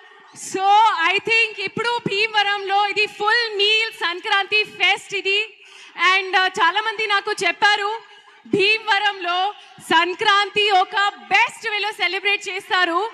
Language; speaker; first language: Telugu; non-native, learner; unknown